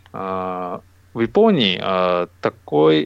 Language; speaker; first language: Russian; non-native, learner; Japanese